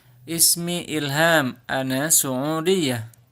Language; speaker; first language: Arabic; non-native, fluent; Indonesian